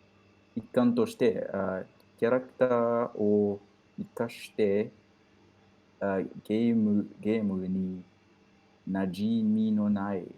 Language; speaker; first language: Japanese; non-native, learner; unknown